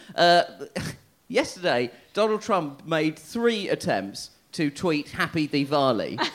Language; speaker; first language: English; native; English